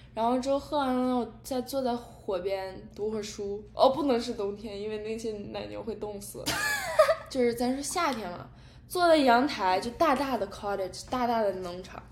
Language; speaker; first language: Chinese; native; Chinese